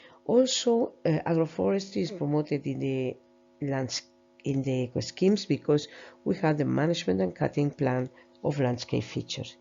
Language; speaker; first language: English; non-native, fluent; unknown